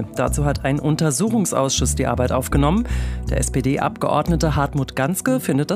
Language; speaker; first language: German; native; German